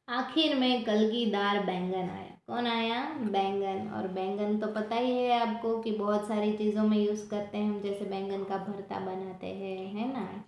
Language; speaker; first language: Hindi; non-native, local second language; Gujarati